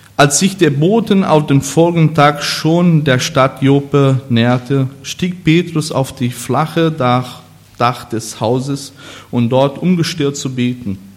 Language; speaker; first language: German; non-native, learner; Portuguese